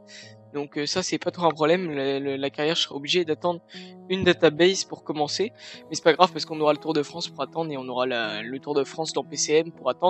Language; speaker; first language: French; native; French